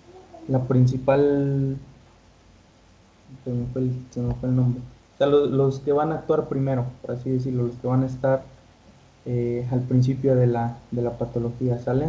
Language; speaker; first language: Spanish; native; Spanish